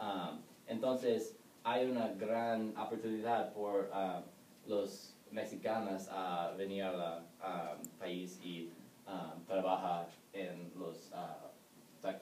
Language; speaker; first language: Spanish; non-native, learner; English